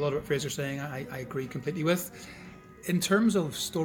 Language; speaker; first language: English; native; English